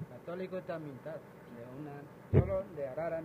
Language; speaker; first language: Spanish; non-native, local second language; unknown